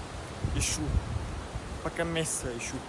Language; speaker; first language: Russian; non-native, local second language; Tajik